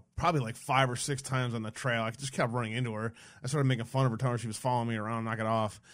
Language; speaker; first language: English; native; English